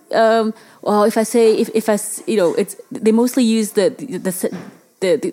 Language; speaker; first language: English; early bilingual, other home language; Chinese